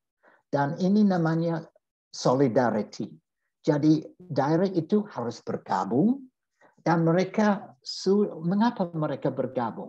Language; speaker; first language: Indonesian; non-native, fluent; English